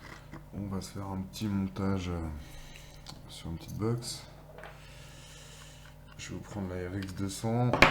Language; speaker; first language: French; native; French